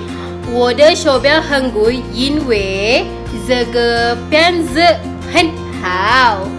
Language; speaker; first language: Chinese; non-native, learner; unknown